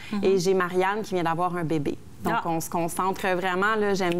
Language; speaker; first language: French; native; French